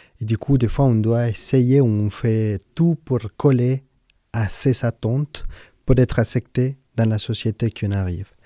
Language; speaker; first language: French; non-native, fluent; Spanish